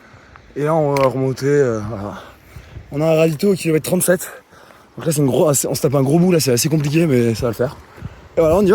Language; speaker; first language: French; native; French